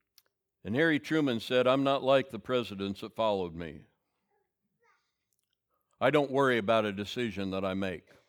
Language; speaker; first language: English; native; English